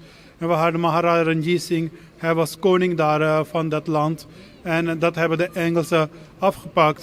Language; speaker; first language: Dutch; non-native, fluent; Punjabi